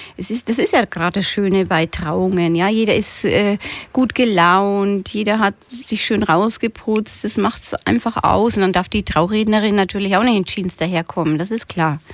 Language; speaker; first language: German; native; German